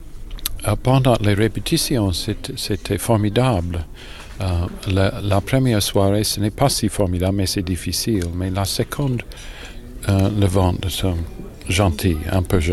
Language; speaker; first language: French; non-native, learner; English